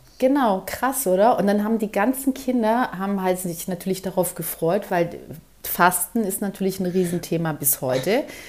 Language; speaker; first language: German; early bilingual, other home language; Greek